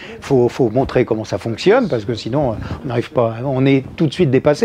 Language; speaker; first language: French; native; French